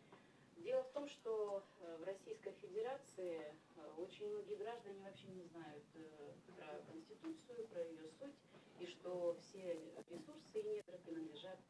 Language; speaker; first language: Russian; native; Russian